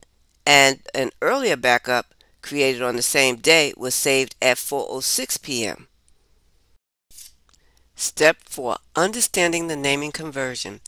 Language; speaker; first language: English; native; English